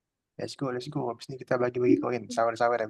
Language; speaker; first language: Indonesian; native; Indonesian